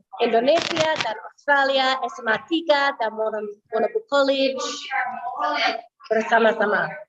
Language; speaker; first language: Indonesian; non-native, fluent; English